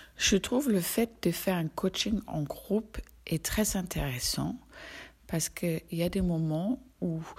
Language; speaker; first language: French; non-native, fluent; Danish